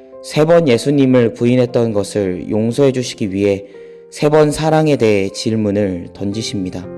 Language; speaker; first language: Korean; native; Korean